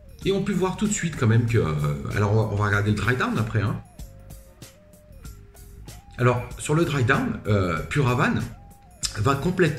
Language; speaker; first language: French; native; French